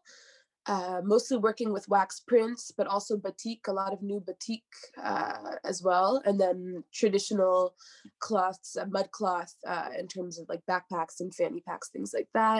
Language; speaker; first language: English; native; English